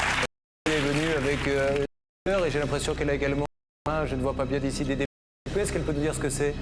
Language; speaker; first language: French; native; French